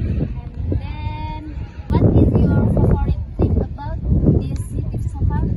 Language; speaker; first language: English; non-native, learner; Indonesian